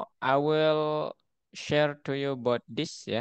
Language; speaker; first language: English; non-native, fluent; Indonesian